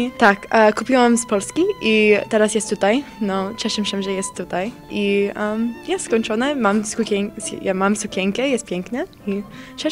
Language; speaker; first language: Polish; early bilingual, heritage; Polish